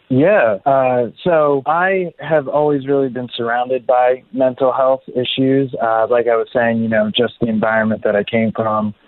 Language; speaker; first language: English; native; English